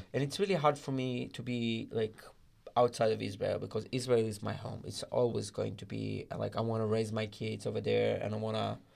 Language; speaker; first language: English; non-native, learner; Hebrew